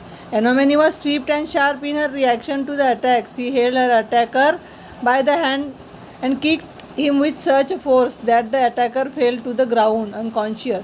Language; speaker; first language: English; non-native, local second language; Marathi